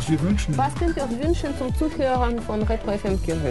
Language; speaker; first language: German; non-native, learner; Russian